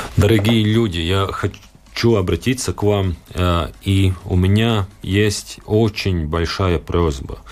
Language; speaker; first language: Russian; non-native, local second language; Latvian